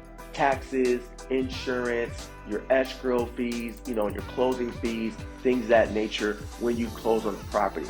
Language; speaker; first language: English; native; English